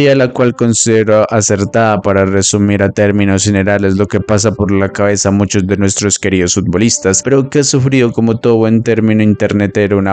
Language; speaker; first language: Spanish; native; Spanish